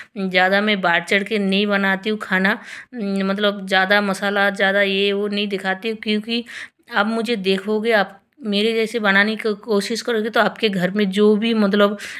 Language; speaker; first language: Hindi; non-native, local second language; Bangla